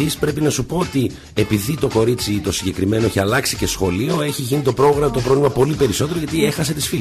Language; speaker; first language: Greek; native; Greek